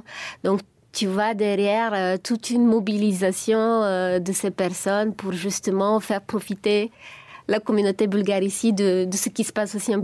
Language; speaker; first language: French; non-native, fluent; Bulgarian